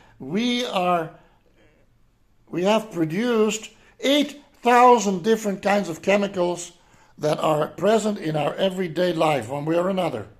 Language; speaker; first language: English; non-native, fluent; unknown